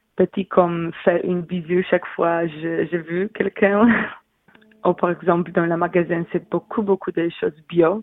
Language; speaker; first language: French; non-native, learner; Polish